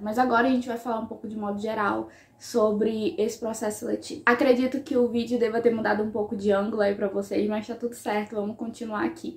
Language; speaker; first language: Portuguese; native; Portuguese